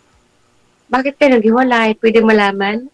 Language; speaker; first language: Filipino; non-native, local second language; Cebuano